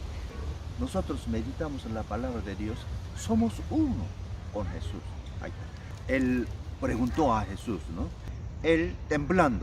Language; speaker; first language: Spanish; non-native, learner; Korean